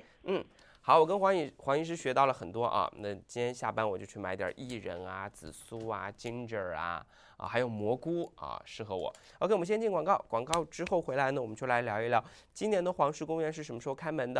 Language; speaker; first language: Chinese; native; Chinese